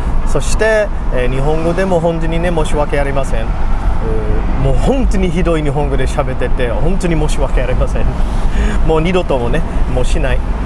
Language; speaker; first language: Japanese; non-native, fluent; English